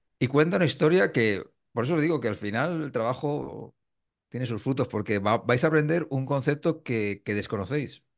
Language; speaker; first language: Spanish; native; Spanish